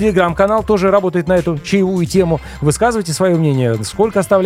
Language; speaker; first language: Russian; native; Russian